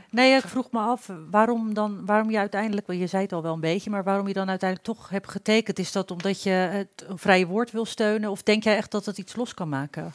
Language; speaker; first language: Dutch; early bilingual, other home language; Turkish